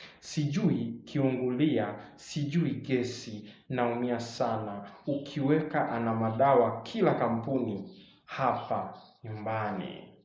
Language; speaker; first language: Swahili; native; Swahili